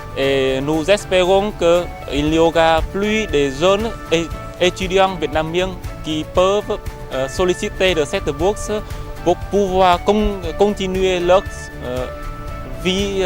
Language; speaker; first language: French; non-native, fluent; Vietnamese